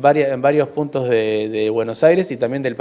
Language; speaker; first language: Spanish; native; Spanish